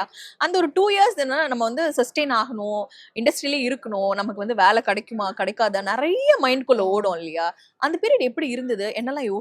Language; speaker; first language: Tamil; native; Tamil